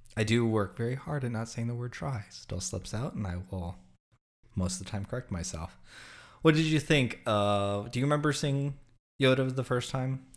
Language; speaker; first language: English; native; English